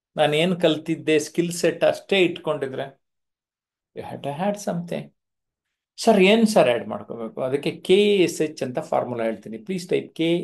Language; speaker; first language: Kannada; native; Kannada